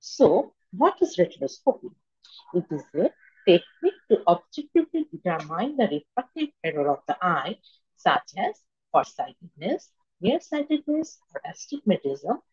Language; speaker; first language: English; non-native, local second language; Bangla